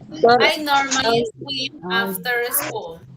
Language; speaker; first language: English; non-native, learner; Spanish